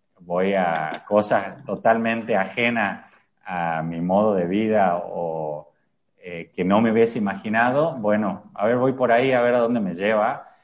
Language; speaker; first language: Spanish; native; Spanish